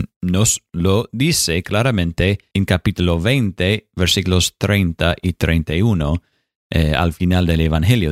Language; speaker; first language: Spanish; non-native, fluent; English